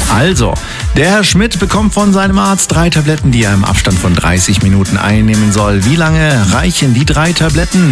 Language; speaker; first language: German; native; German